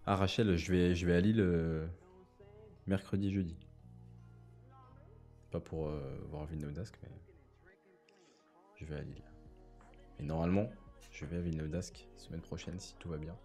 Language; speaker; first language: French; native; French